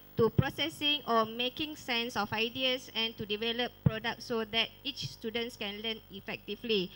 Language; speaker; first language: English; non-native, local second language; Malay